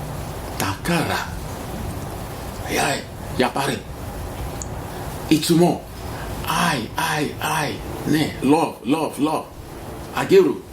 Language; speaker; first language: Japanese; non-native, learner; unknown